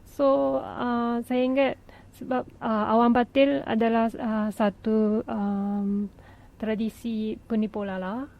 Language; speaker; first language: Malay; non-native, fluent; Japanese